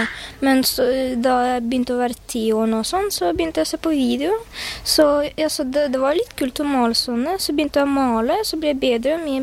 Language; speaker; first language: Norwegian; early bilingual, other home language; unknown